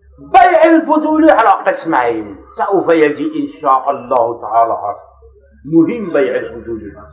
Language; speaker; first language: Arabic; non-native, fluent; Urdu